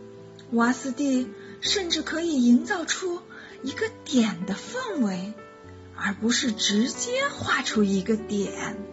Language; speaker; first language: Chinese; native; Chinese